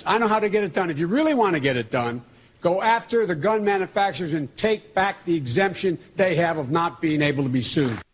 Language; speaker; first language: English; native; English